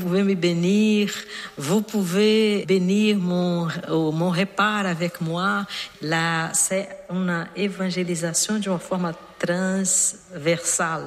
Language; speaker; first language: French; non-native, learner; Portuguese